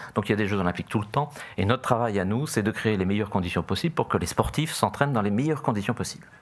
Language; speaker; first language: French; native; French